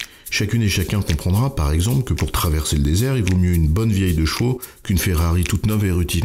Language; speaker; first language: French; native; French